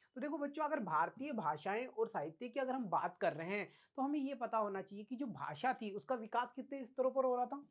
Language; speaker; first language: Hindi; native; Hindi